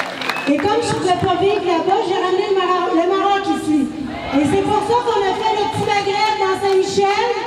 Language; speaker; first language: French; native; French